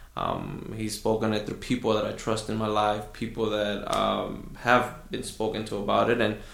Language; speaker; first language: English; early bilingual, other home language; Spanish